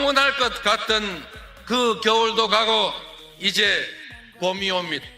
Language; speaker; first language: Korean; native; Korean